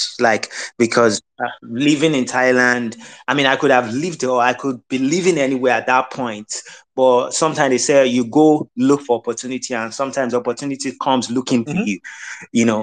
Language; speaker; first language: English; non-native, local second language; Yoruba